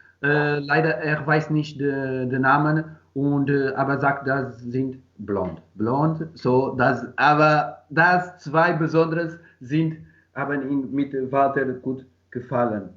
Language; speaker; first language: German; non-native, learner; Portuguese